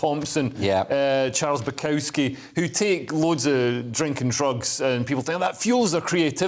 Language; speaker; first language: English; native; English